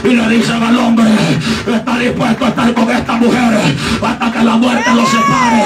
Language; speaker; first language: Spanish; native; Spanish